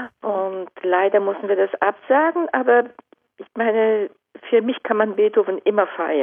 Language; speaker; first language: German; non-native, fluent; Japanese